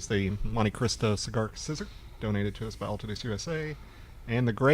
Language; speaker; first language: English; native; English